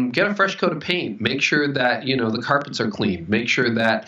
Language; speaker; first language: English; native; English